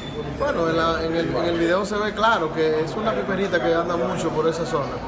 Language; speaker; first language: Spanish; native; Spanish